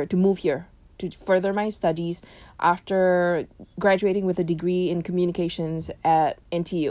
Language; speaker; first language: English; native; English